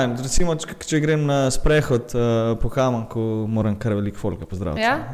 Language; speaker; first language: Slovenian; early bilingual, other home language; Bosnian